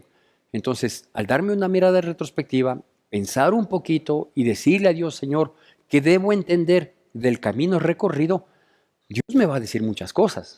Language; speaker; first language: Spanish; native; Spanish